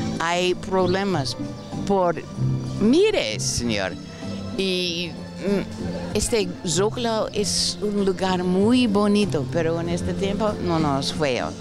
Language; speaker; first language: Spanish; non-native, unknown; English